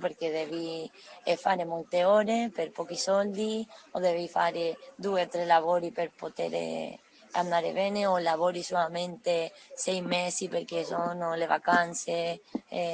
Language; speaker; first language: Italian; non-native, learner; Spanish